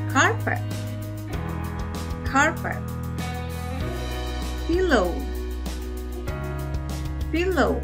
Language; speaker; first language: English; non-native, fluent; Indonesian